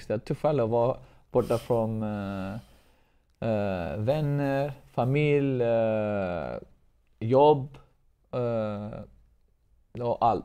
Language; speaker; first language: Swedish; non-native, fluent; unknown